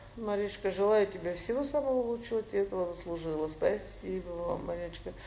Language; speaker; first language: Russian; non-native, local second language; Georgian